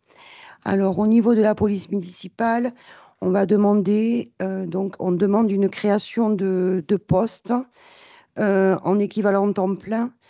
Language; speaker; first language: French; native; French